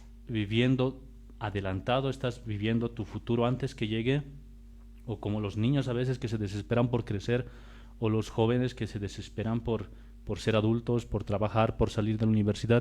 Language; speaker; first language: Spanish; native; Spanish